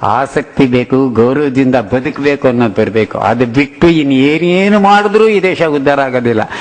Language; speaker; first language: Kannada; non-native, local second language; Telugu